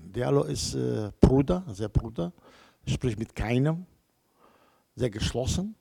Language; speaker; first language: German; non-native, learner; Kurdish